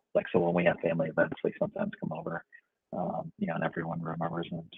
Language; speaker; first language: English; native; English